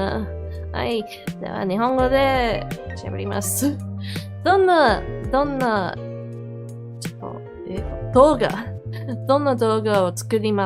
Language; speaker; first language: Japanese; non-native, learner; English